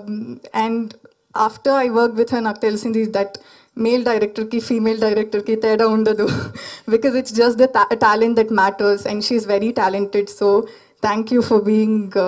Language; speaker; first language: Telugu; non-native, learner; Malayalam